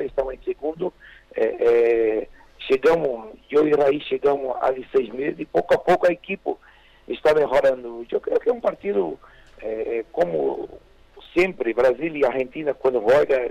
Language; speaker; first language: Spanish; non-native, fluent; Portuguese